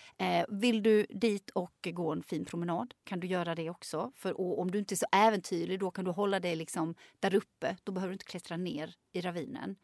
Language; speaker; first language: Swedish; native; Swedish